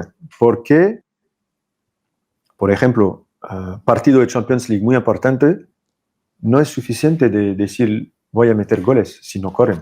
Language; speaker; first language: Spanish; non-native, fluent; French